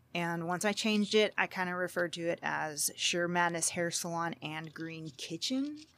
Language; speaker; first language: English; native; English